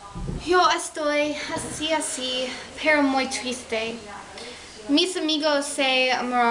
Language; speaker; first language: Spanish; non-native, learner; English